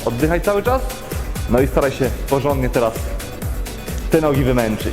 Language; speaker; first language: Polish; native; Polish